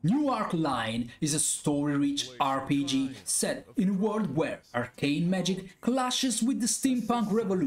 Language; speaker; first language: English; non-native, fluent; Italian